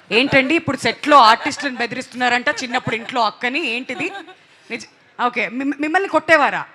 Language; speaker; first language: Telugu; native; Telugu